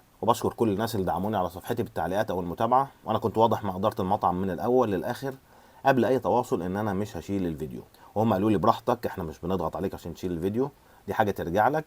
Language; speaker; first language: Arabic; native; Arabic